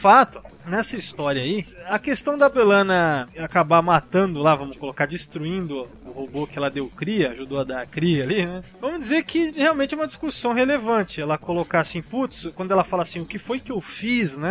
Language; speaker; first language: Portuguese; native; Portuguese